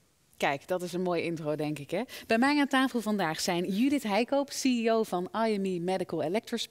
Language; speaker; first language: Dutch; native; Dutch